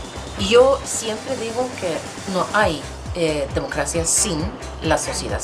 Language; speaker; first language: Spanish; non-native, fluent; Swedish